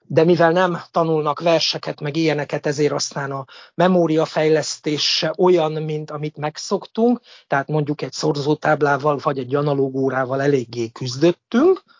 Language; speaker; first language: Hungarian; native; Hungarian